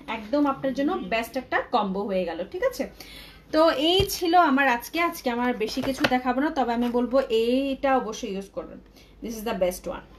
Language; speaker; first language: Bangla; non-native, local second language; Chakma